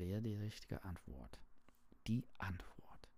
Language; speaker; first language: German; non-native, learner; English